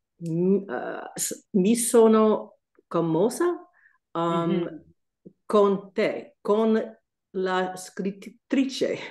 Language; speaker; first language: Italian; non-native, learner; English